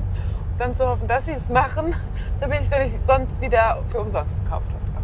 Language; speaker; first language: German; native; German